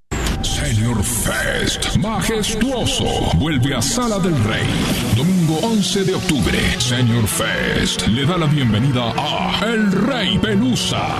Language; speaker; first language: Spanish; native; Spanish